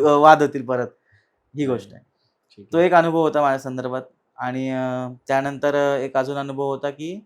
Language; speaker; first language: Marathi; native; Marathi